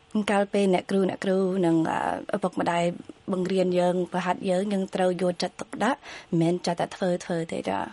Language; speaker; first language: Khmer; early bilingual, heritage; Khmer